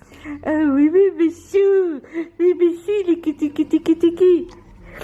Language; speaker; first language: French; native; French